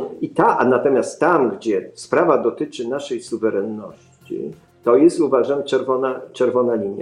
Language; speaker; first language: Polish; native; Polish